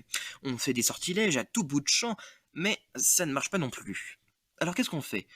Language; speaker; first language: French; native; French